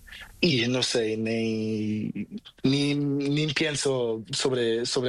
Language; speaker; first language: Spanish; non-native, learner; Portuguese